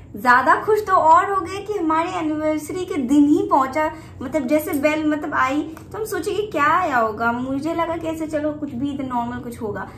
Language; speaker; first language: Hindi; non-native, local second language; Bangla